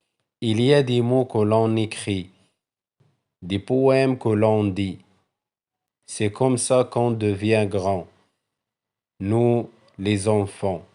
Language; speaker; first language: French; non-native, local second language; Arabic